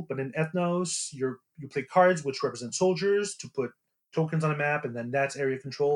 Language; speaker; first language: English; native; English